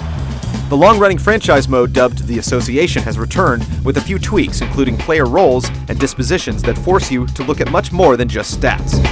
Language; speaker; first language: English; native; English